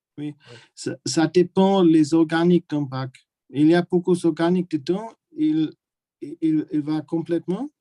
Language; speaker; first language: French; non-native, learner; German